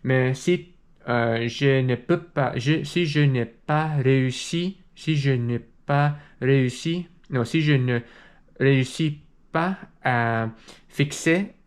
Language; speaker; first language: French; non-native, learner; English